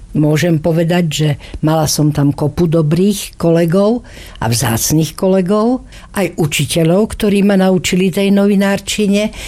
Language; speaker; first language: Slovak; native; Slovak